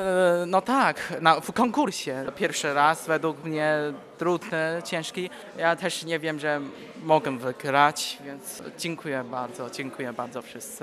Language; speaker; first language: Polish; non-native, learner; Chinese